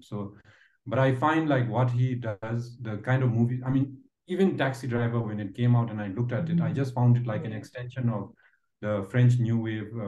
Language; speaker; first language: English; non-native, fluent; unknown